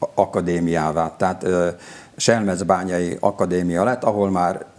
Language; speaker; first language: Hungarian; native; Hungarian